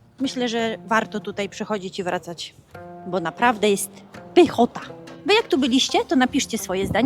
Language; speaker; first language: Polish; native; Polish